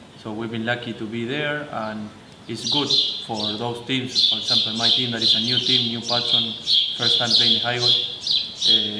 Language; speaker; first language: English; non-native, fluent; Spanish